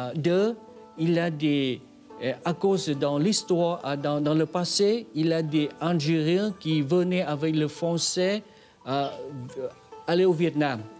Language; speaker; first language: French; non-native, fluent; Vietnamese